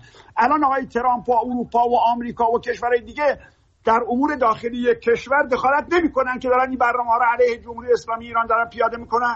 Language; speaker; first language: Persian; native; Persian